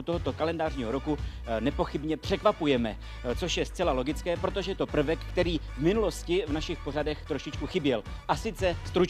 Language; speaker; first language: Czech; native; Czech